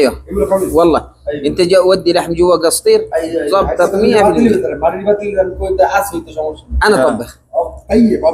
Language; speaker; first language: Arabic; non-native, learner; Bangla